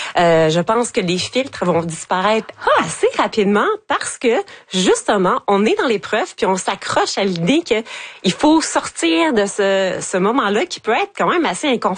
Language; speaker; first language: French; native; French